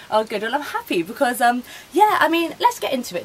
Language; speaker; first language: English; native; English